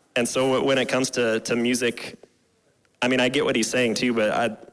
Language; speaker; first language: English; native; English